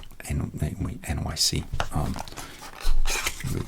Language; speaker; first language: French; non-native, learner; English